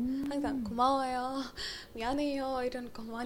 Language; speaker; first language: Korean; non-native, learner; Arabic